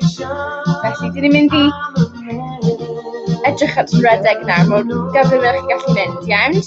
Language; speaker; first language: Welsh; non-native, learner; English